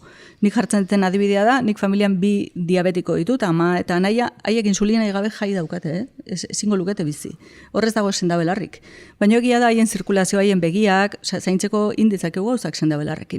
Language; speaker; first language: Basque; native; Basque